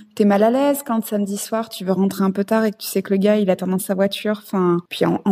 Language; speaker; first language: French; native; French